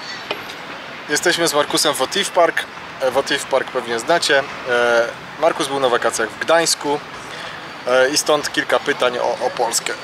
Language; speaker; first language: Polish; native; Polish